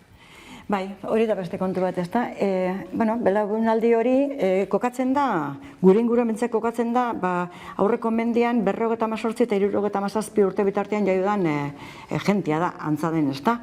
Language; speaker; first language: Basque; native; Basque